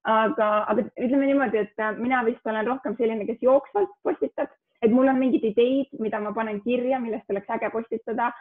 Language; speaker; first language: Estonian; early bilingual, other home language; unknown